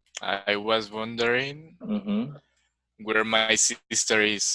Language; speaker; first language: English; non-native, learner; Spanish